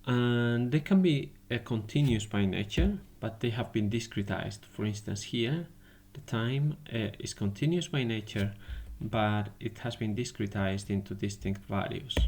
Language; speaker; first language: English; non-native, fluent; Spanish